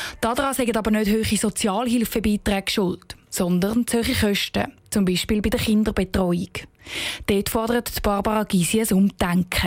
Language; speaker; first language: German; native; German